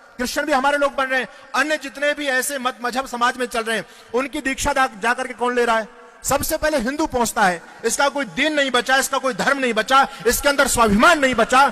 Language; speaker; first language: Hindi; native; Hindi